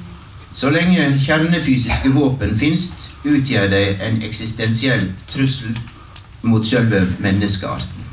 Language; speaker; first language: Norwegian; native; Norwegian